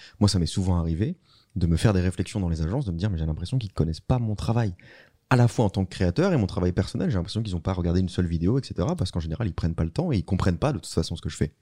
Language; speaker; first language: French; native; French